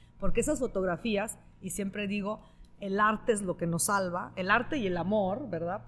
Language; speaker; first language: Spanish; non-native, fluent; Italian